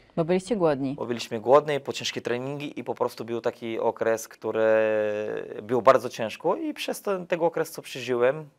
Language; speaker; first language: Polish; non-native, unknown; Portuguese